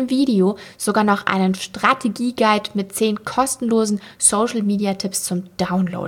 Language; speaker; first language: German; native; German